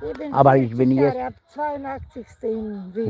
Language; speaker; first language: German; non-native, learner; Serbian